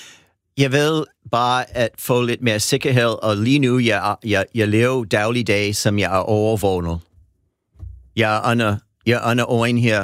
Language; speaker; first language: Danish; non-native, fluent; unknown